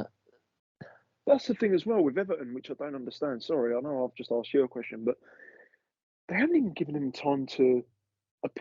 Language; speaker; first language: English; native; English